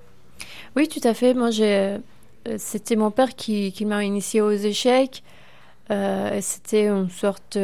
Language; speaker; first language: French; non-native, fluent; Persian